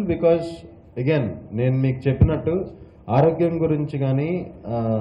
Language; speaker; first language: Telugu; native; Telugu